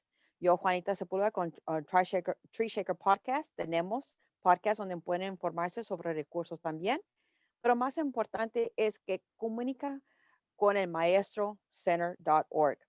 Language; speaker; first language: Spanish; early bilingual, heritage; English